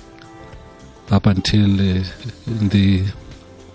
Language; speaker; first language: English; non-native, local second language; Zulu